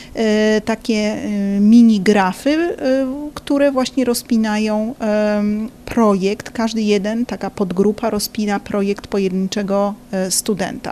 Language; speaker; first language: Polish; native; Polish